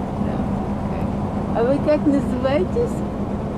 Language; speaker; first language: Russian; non-native, learner; Bulgarian